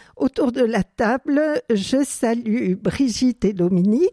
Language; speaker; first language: French; native; French